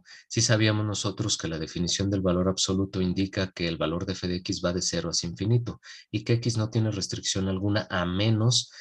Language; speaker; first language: Spanish; native; Spanish